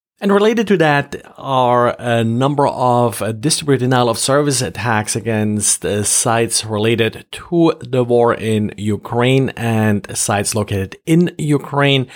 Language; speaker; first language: English; non-native, fluent; German